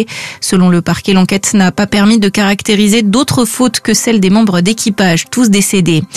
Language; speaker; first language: French; native; French